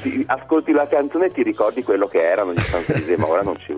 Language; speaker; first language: Italian; native; Italian